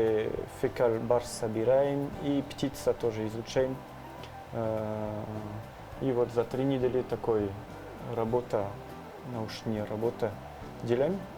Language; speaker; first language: Russian; non-native, learner; French